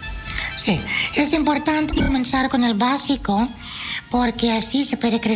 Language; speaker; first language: Spanish; non-native, fluent; Dutch